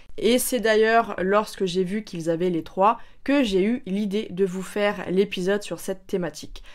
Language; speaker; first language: French; native; French